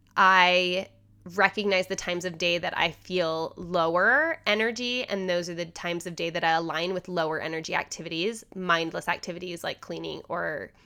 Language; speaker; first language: English; native; English